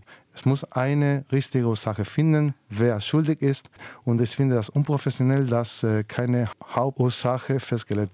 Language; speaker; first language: German; non-native, fluent; Spanish